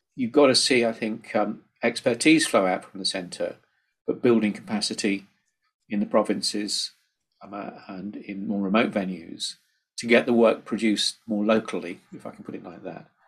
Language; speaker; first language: English; native; English